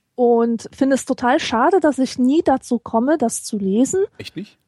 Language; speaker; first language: German; native; German